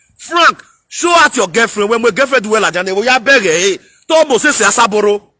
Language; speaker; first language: Nigerian Pidgin; non-native, local second language; Bini